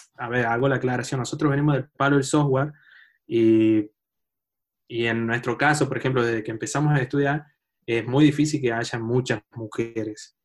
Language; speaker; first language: Spanish; native; Spanish